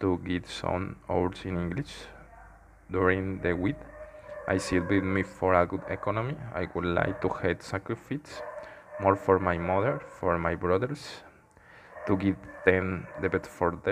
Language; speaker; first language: English; non-native, learner; Spanish